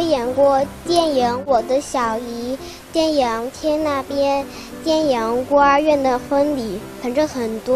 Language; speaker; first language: Chinese; native; Chinese